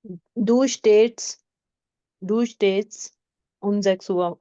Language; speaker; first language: German; non-native, learner; Urdu